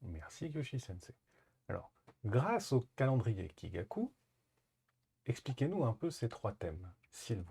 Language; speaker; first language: French; native; French